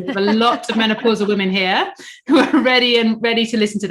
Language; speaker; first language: English; native; English